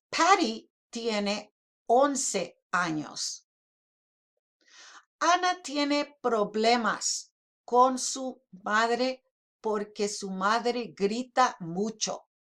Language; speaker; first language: Spanish; non-native, fluent; English